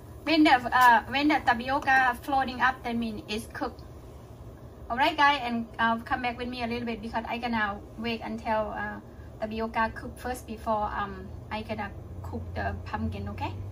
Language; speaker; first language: English; non-native, learner; Lao